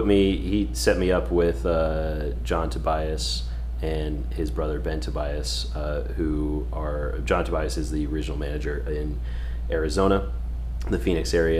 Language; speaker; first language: English; native; English